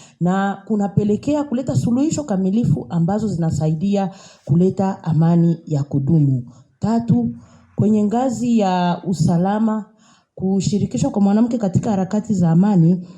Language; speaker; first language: Swahili; native; Swahili